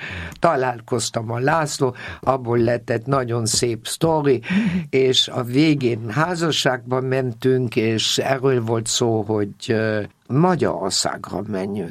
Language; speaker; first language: Hungarian; non-native, fluent; German